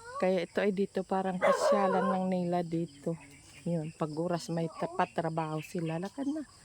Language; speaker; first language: Filipino; non-native, local second language; Hiligaynon